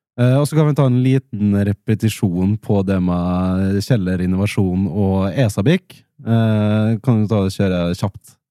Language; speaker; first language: Norwegian; native; Norwegian